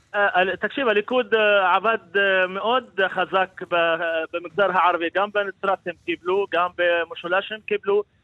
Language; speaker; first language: Hebrew; non-native, local second language; Arabic